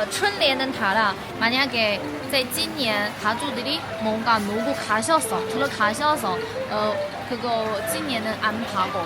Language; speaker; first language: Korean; non-native, learner; Chinese